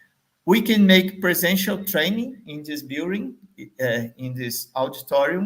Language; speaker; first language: English; non-native, fluent; Portuguese